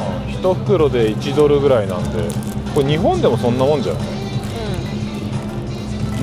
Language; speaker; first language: Japanese; native; Japanese